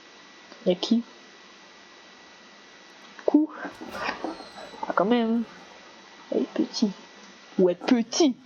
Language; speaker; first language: French; native; French